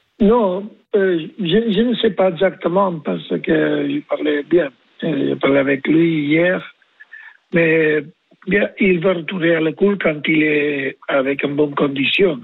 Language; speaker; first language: French; non-native, learner; Spanish